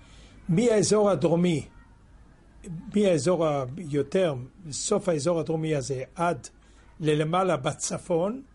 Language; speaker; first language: Hebrew; non-native, fluent; French